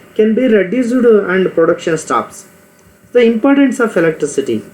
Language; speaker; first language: English; non-native, local second language; Kannada